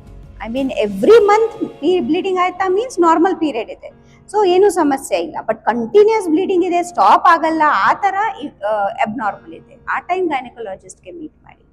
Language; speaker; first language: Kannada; non-native, fluent; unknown